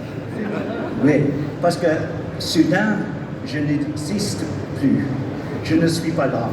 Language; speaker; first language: French; non-native, learner; English